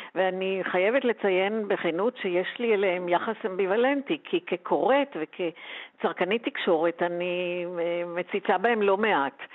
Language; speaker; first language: Hebrew; native; Hebrew